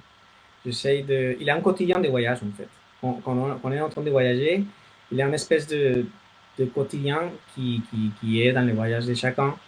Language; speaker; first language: French; non-native, fluent; Spanish